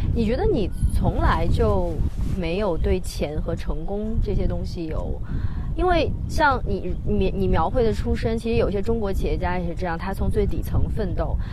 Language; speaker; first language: Chinese; native; Chinese